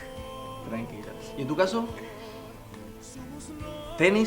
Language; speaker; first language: Spanish; native; Spanish